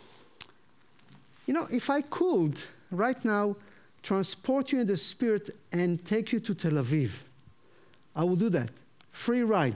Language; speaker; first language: English; non-native, fluent; Hebrew